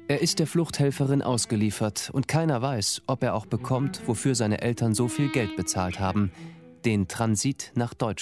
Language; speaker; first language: German; native; German